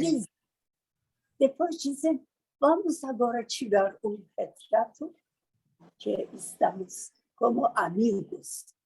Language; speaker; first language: Portuguese; non-native, learner; Persian